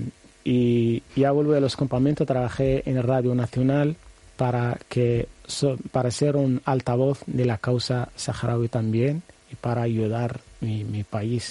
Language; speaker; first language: Spanish; non-native, learner; Arabic